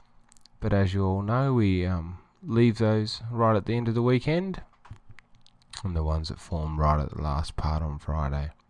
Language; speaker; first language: English; native; English